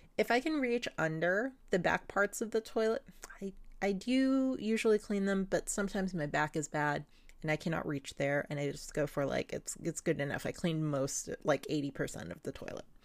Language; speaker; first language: English; non-native, local second language; Filipino